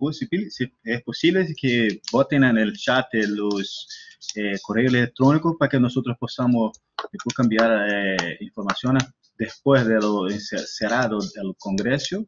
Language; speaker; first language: Spanish; non-native, learner; Portuguese